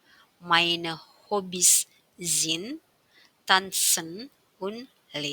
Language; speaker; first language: German; non-native, fluent; Indonesian